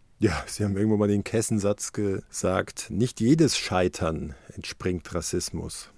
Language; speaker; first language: German; native; German